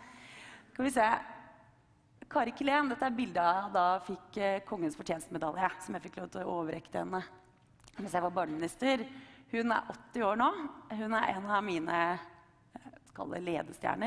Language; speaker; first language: Norwegian; native; Norwegian